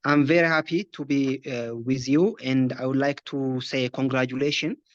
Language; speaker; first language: English; non-native, local second language; Amharic